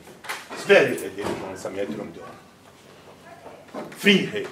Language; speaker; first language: Swedish; non-native, fluent; Arabic